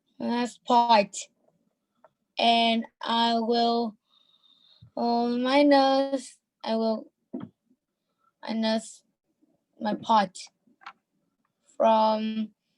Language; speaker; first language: English; non-native, learner; Vietnamese